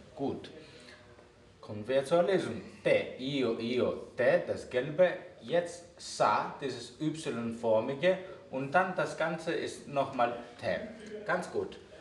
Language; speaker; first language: German; non-native, fluent; Greek